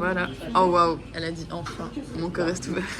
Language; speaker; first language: French; native; French